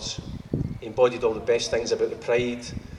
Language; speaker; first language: English; native; English